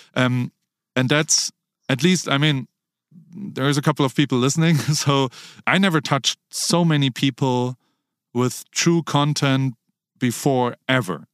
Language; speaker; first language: English; non-native, fluent; German